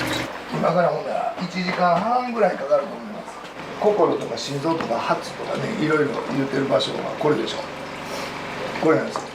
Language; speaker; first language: Japanese; native; Japanese